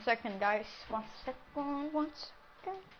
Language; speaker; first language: English; non-native, learner; Greek